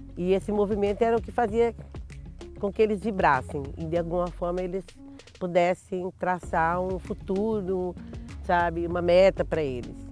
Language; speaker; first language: Portuguese; native; Portuguese